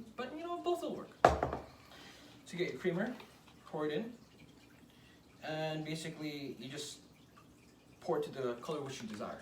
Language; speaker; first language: English; native; English